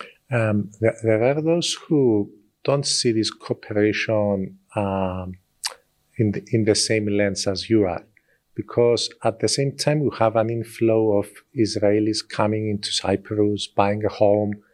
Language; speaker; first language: English; non-native, fluent; Greek